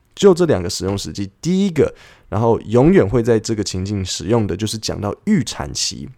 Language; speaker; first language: Chinese; native; Chinese